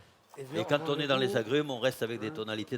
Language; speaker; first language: French; native; French